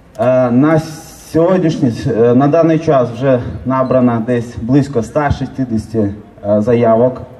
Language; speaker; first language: Ukrainian; non-native, local second language; Russian